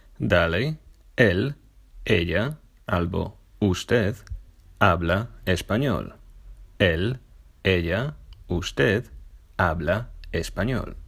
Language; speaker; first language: Spanish; non-native, fluent; Polish